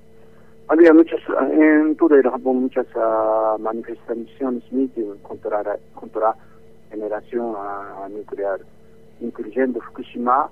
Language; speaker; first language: Spanish; non-native, learner; Japanese